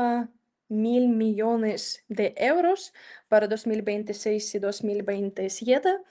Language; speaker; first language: Spanish; non-native, fluent; Ukrainian